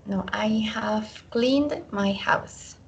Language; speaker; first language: English; non-native, learner; Spanish